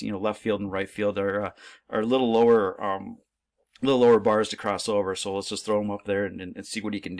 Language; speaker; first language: English; native; English